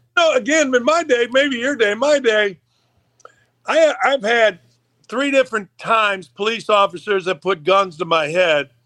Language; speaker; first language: English; native; English